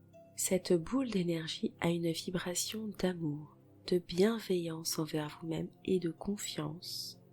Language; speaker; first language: French; native; French